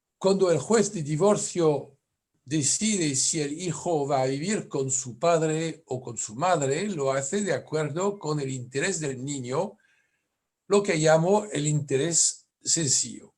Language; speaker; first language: Spanish; non-native, fluent; French